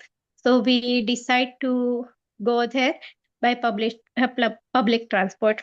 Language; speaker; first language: English; non-native, learner; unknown